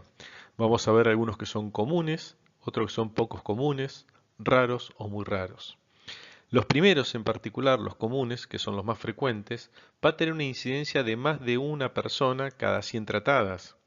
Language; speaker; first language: Spanish; native; Spanish